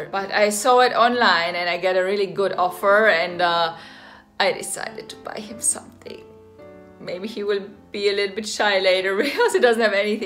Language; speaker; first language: English; non-native, fluent; German